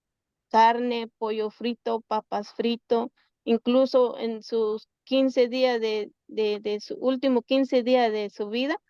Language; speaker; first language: Spanish; non-native, local second language; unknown